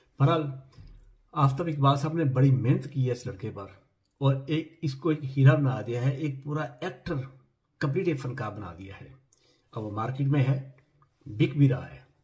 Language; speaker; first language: Urdu; non-native, local second language; Punjabi